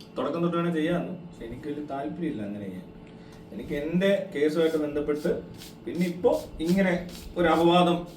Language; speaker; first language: Malayalam; native; Malayalam